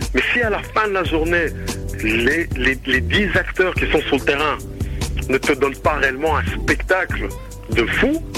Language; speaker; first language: French; native; French